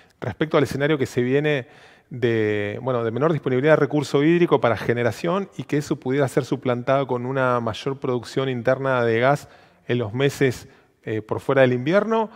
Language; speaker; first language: Spanish; native; Spanish